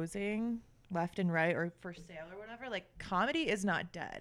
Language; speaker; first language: English; early bilingual, other home language; Romanian